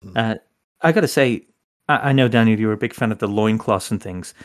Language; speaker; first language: English; native; English